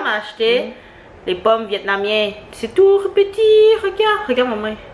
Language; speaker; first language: French; early bilingual, other home language; Vietnamese